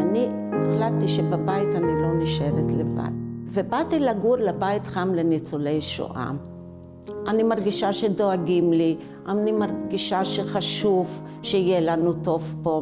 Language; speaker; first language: Hebrew; early bilingual, other home language; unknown